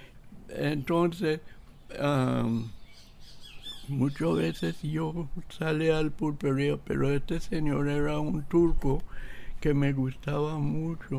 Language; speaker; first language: Spanish; non-native, local second language; English